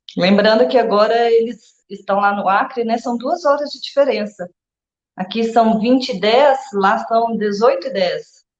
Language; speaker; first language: Portuguese; native; Portuguese